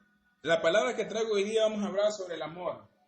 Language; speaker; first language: Spanish; native; Spanish